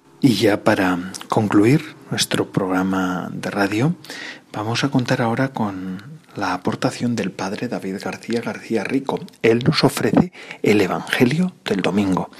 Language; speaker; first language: Spanish; native; Spanish